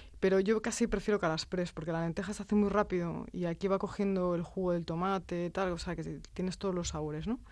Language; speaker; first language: Spanish; native; Spanish